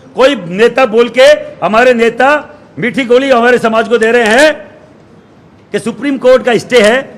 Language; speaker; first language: Hindi; native; Hindi